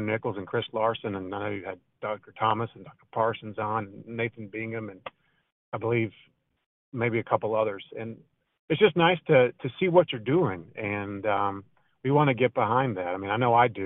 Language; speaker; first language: English; native; English